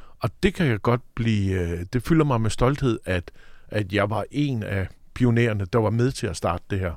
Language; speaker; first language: Danish; native; Danish